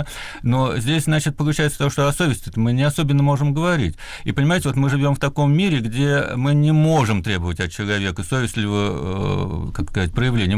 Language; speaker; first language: Russian; native; Russian